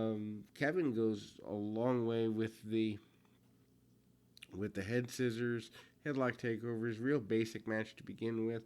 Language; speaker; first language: English; native; English